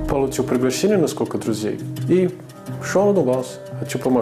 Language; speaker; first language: Russian; non-native, learner; Portuguese